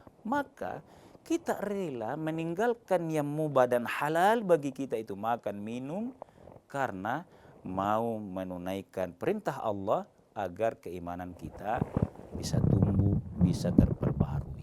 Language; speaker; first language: Indonesian; native; Indonesian